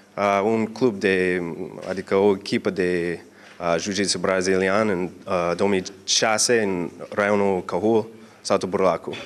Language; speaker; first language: Romanian; non-native, fluent; English